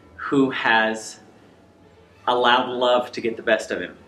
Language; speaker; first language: English; native; English